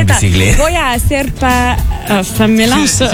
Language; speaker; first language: Spanish; non-native, learner; French